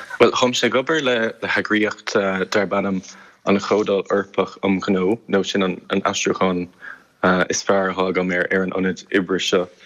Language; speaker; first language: Irish; non-native, local second language; English